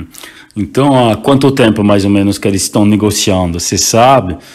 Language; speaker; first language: Portuguese; non-native, fluent; French